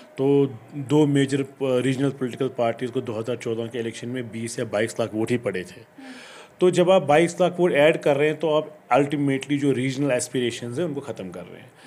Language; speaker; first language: Hindi; non-native, local second language; Kashmiri